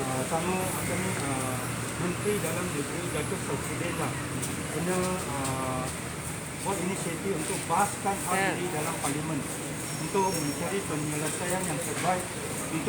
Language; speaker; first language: Malay; native; Malay